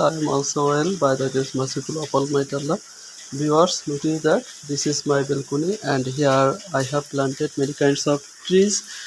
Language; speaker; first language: English; non-native, local second language; Bangla